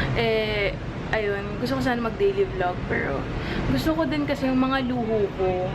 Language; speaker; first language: Filipino; native; Filipino